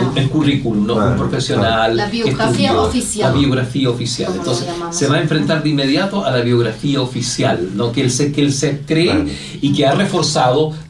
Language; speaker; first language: Spanish; native; Spanish